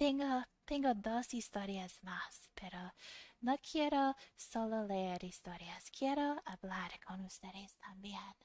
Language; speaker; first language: Spanish; non-native, fluent; English